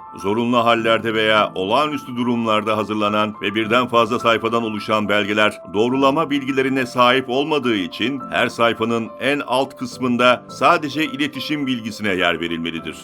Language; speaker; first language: Turkish; native; Turkish